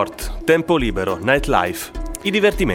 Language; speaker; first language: Italian; native; Italian